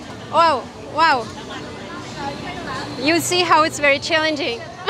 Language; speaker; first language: English; non-native, fluent; Kazakh